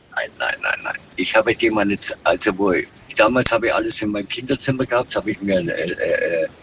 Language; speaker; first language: German; native; German